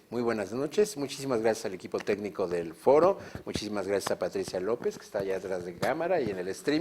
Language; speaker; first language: Spanish; native; Spanish